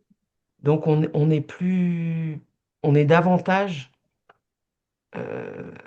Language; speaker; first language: French; native; French